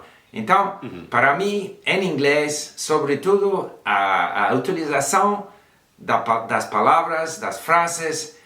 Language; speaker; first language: Portuguese; non-native, learner; English